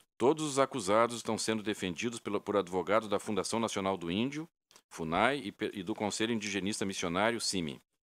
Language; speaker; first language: Portuguese; native; Portuguese